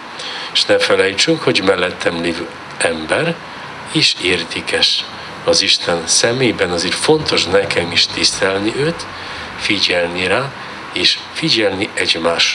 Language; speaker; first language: Hungarian; non-native, learner; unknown